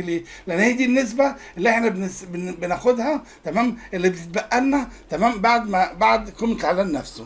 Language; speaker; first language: Arabic; native; Arabic